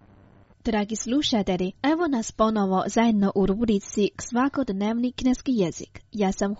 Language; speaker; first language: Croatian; non-native, fluent; Chinese